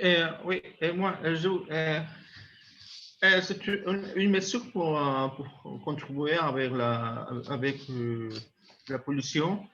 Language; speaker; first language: French; non-native, learner; Spanish